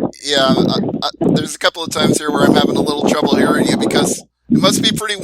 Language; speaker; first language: English; native; English